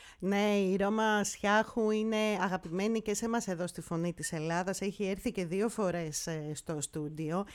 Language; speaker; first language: Greek; native; Greek